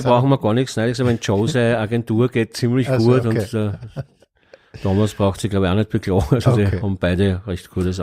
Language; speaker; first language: German; native; German